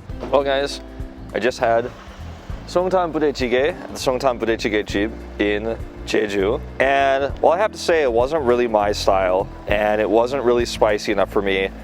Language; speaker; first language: English; native; English